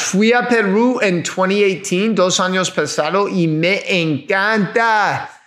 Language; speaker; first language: Spanish; non-native, learner; English